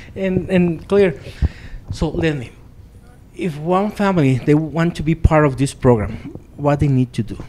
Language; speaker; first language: English; non-native, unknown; Spanish